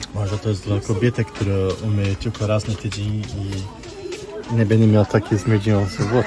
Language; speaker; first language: Polish; non-native, learner; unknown